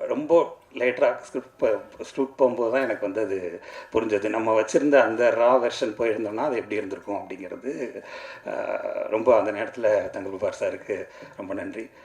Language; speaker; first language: Tamil; native; Tamil